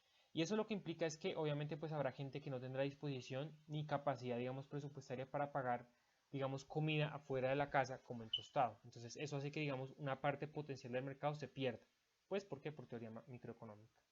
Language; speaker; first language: Spanish; native; Spanish